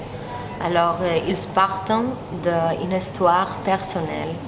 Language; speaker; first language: French; non-native, learner; Spanish